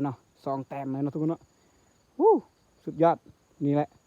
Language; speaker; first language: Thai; non-native, local second language; Northeastern Thai